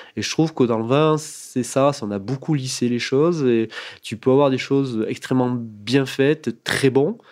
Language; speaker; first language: French; native; French